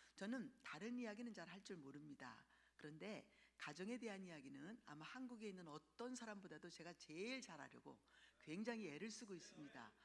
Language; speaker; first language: Korean; early bilingual, heritage; Korean